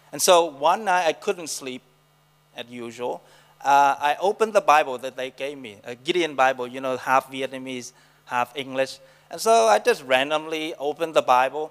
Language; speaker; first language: English; non-native, fluent; Vietnamese